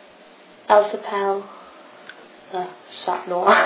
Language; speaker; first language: French; non-native, learner; English